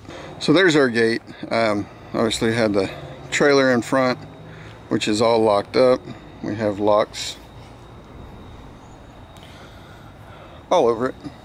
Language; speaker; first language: English; native; English